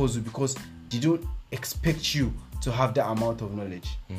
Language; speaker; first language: English; non-native, local second language; Yoruba